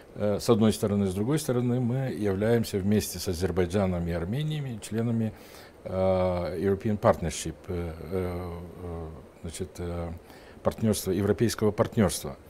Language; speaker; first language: Russian; non-native, local second language; Romanian